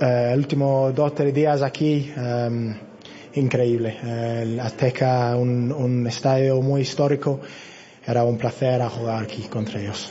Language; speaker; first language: Spanish; non-native, learner; English